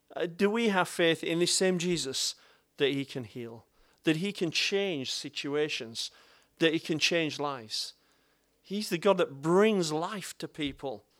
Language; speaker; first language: English; native; English